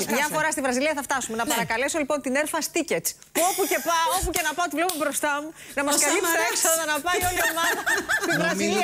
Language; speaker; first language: Greek; native; Greek